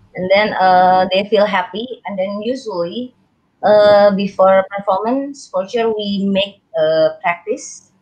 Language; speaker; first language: English; non-native, learner; Indonesian